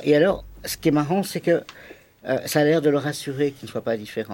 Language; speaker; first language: French; native; French